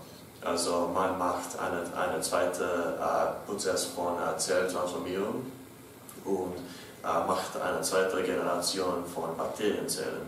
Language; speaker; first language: German; non-native, learner; English